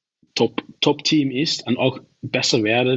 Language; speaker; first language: German; non-native, learner; Dutch